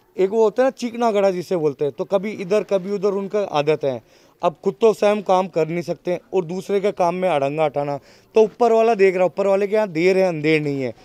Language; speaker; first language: Hindi; native; Hindi